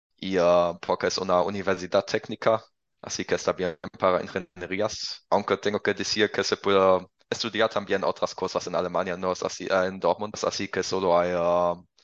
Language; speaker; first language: Spanish; non-native, learner; German